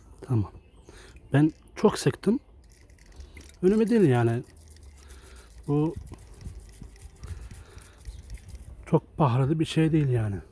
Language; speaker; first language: Turkish; early bilingual, heritage; Turkish